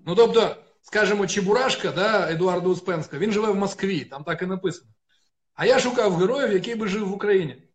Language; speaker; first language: Ukrainian; non-native, local second language; Russian